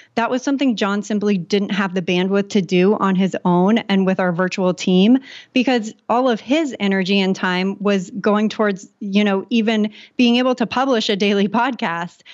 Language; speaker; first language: English; native; English